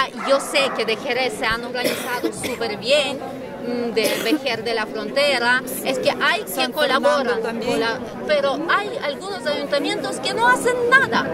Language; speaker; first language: Spanish; non-native, fluent; Ukrainian